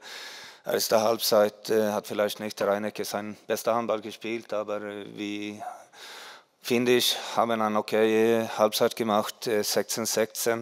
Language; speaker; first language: German; non-native, fluent; Swedish